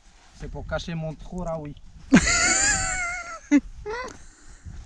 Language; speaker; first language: French; native; French